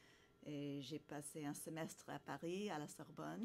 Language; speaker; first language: French; non-native, fluent; English